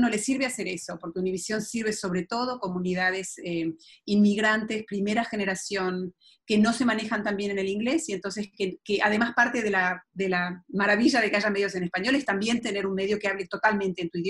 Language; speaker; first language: English; non-native, fluent; Spanish